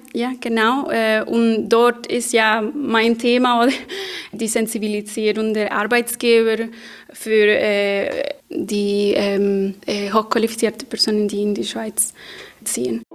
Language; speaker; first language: German; non-native, fluent; Spanish